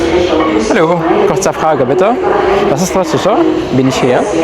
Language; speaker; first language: German; non-native, learner; Arabic